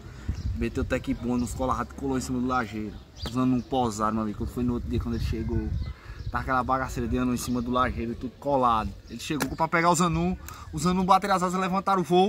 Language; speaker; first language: Portuguese; native; Portuguese